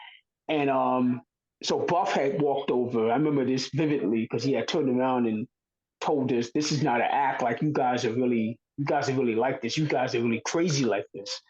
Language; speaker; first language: English; native; English